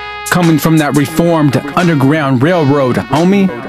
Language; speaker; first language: English; early bilingual, other home language; Spanish